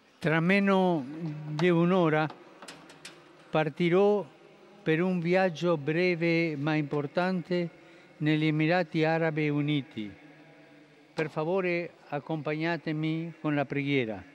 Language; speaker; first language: Italian; non-native, fluent; Spanish